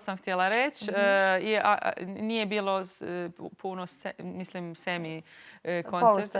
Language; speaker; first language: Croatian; non-native, local second language; Albanian